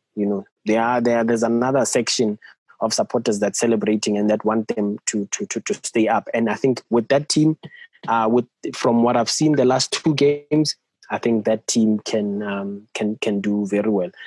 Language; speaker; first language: English; non-native, local second language; Southern Sotho